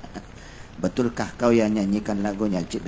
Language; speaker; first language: Indonesian; native; Indonesian